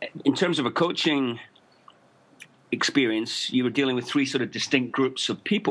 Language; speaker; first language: English; native; English